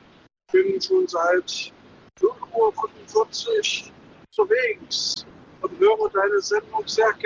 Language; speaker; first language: German; native; German